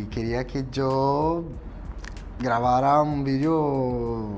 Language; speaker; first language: Spanish; non-native, fluent; Portuguese